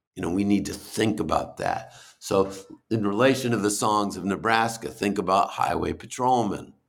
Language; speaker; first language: English; native; English